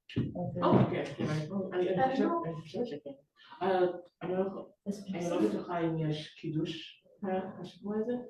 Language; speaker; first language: Hebrew; non-native, learner; English